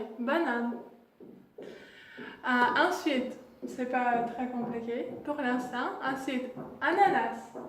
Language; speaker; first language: French; non-native, fluent; Russian